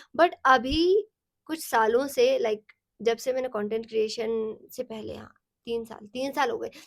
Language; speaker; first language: Hindi; non-native, local second language; Sicilian